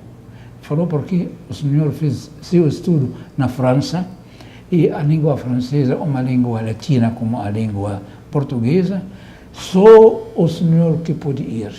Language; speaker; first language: Portuguese; non-native, fluent; Arabic